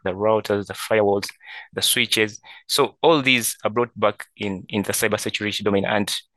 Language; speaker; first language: English; non-native, local second language; Ganda